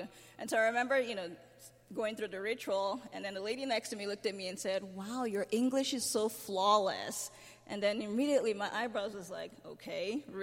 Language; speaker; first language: English; non-native, local second language; Yoruba